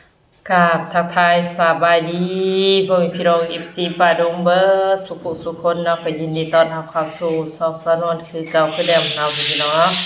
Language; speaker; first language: Thai; non-native, local second language; Lao